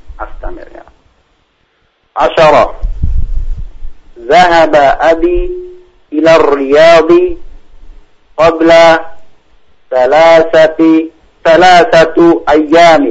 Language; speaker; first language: Arabic; non-native, learner; Indonesian